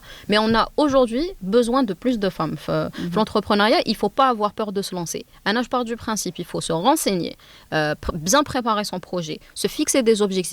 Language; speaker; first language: French; non-native, local second language; Arabic